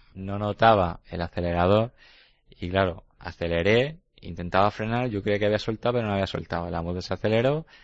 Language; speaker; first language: Spanish; native; Spanish